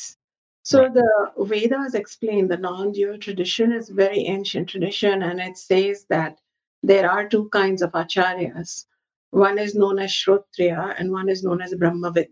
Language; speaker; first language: English; non-native, local second language; Hindi